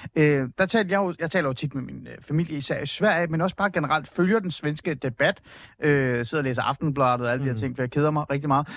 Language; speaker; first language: Danish; early bilingual, other home language; Persian